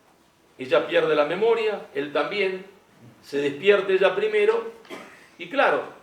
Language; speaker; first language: Spanish; native; Spanish